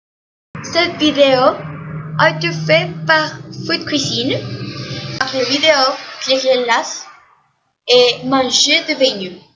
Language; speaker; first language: French; non-native, learner; Spanish